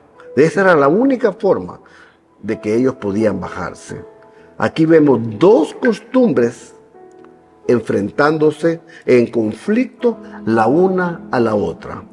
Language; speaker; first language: Spanish; native; Spanish